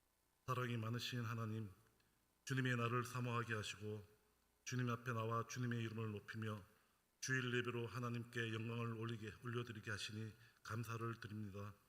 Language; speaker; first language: Korean; native; Korean